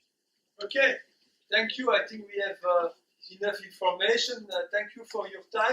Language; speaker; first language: English; non-native, fluent; French